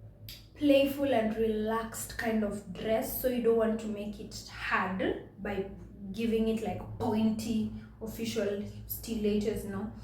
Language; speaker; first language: English; non-native, local second language; Swahili